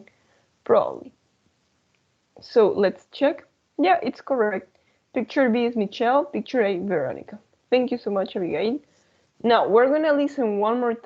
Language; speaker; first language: English; non-native, fluent; Spanish